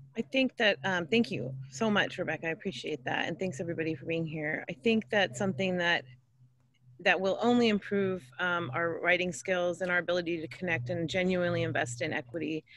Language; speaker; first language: English; native; English